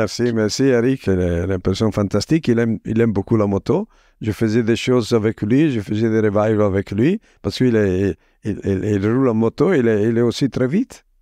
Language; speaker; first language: French; non-native, fluent; Italian